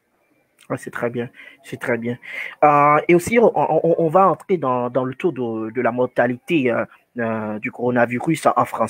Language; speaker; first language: French; non-native, fluent; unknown